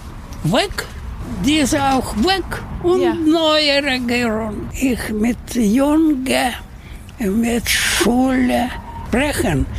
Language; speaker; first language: German; non-native, learner; Russian